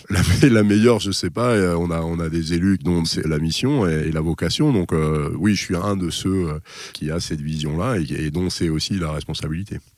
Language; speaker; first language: French; native; French